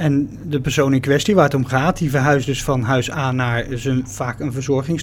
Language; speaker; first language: Dutch; native; Dutch